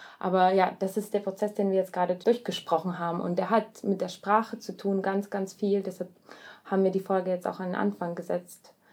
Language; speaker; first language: German; early bilingual, other home language; Russian